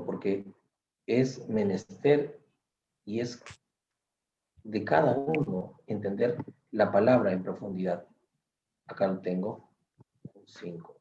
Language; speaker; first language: Spanish; native; Spanish